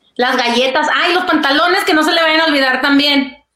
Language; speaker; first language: Spanish; native; Spanish